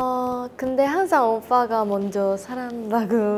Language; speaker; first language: Korean; non-native, fluent; Chinese